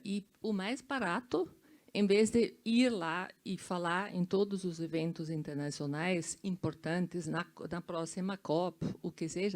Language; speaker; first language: Portuguese; non-native, fluent; German